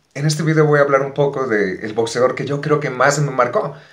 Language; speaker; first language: Spanish; native; Spanish